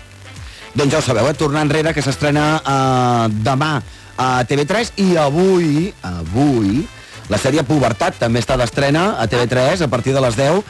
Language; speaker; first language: Catalan; native; Catalan